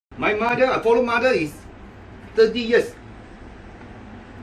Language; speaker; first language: English; non-native, local second language; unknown